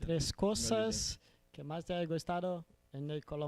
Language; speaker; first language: Spanish; non-native, learner; Portuguese